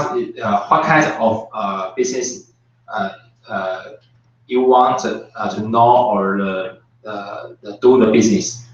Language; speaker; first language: English; non-native, learner; Chinese